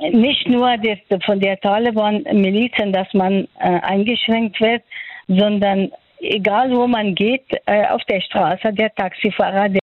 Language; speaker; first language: German; non-native, fluent; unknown